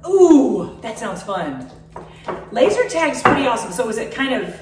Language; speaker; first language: English; native; English